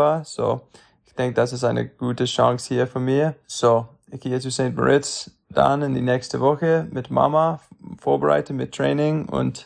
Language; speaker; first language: German; non-native, learner; English